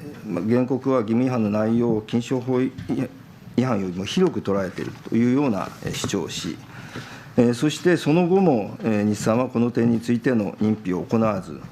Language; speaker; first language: Japanese; native; Japanese